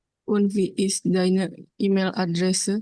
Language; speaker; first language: German; non-native, learner; Indonesian